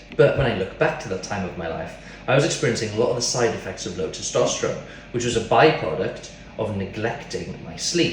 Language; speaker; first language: English; native; English